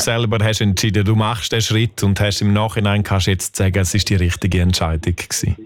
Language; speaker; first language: German; native; German